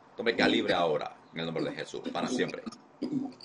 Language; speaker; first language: Spanish; native; Spanish